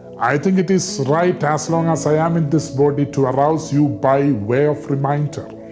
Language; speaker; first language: English; non-native, local second language; Malayalam